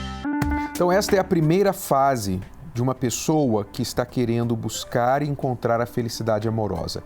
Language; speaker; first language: Portuguese; native; Portuguese